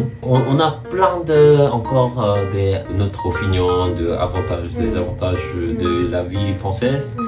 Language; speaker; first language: French; non-native, learner; Korean